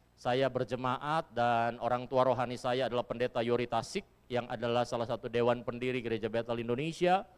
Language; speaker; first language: Indonesian; native; Indonesian